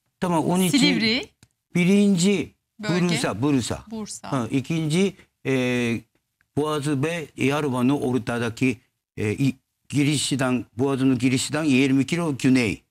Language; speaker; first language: Turkish; non-native, learner; Japanese